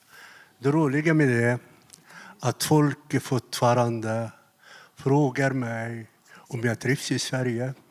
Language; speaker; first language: Swedish; non-native, fluent; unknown